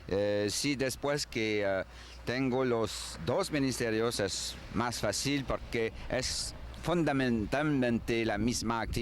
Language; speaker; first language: Spanish; non-native, learner; French